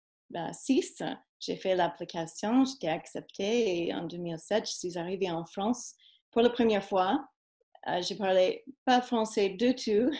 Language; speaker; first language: French; non-native, fluent; English